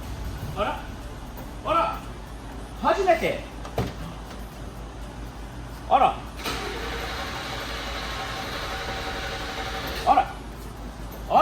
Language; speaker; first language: Japanese; non-native, fluent; English